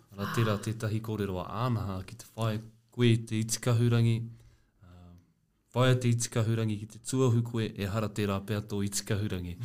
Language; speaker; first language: Māori; non-native, local second language; English